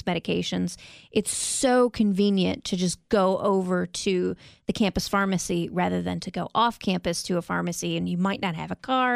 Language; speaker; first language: English; native; English